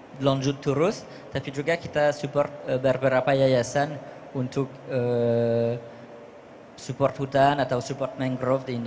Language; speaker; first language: Indonesian; non-native, fluent; French